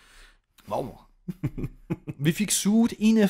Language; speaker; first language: Danish; native; Danish